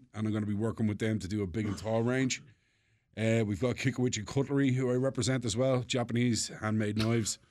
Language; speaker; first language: English; native; English